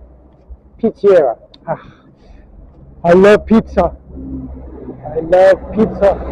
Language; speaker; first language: Italian; non-native, learner; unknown